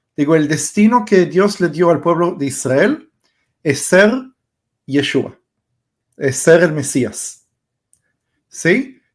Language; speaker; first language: Spanish; early bilingual, heritage; Spanish